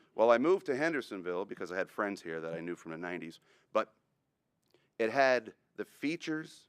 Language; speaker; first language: English; native; English